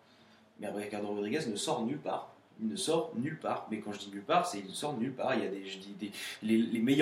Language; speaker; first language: French; native; French